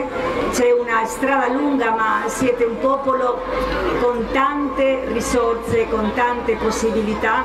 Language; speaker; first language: Italian; non-native, fluent; Spanish